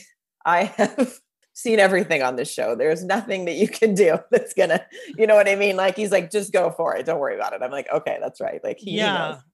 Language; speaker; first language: English; native; English